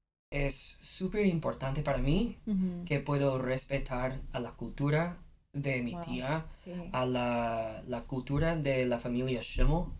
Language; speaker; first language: Spanish; non-native, fluent; English